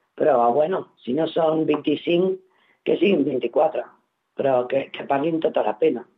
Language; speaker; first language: Catalan; non-native, local second language; Spanish